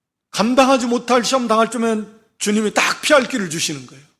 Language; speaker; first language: Korean; native; Korean